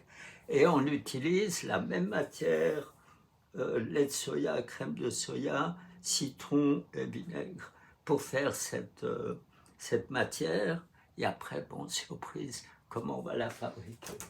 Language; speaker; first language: French; non-native, fluent; Russian